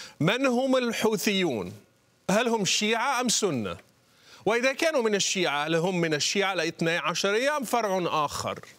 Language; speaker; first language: Arabic; native; Arabic